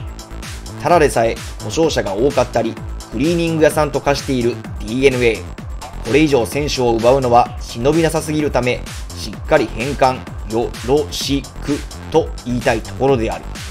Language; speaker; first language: Japanese; native; Japanese